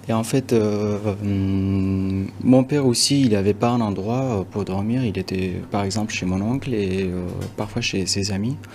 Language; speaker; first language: French; non-native, fluent; Arabic